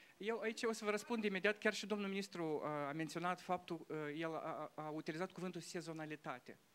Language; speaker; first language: Romanian; non-native, local second language; Russian